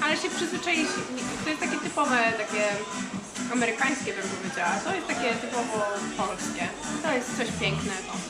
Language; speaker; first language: Polish; early bilingual, heritage; Polish